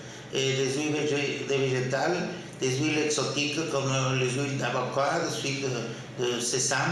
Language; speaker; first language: French; non-native, fluent; Spanish